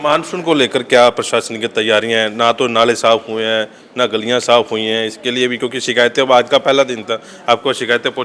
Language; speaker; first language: Hindi; native; Hindi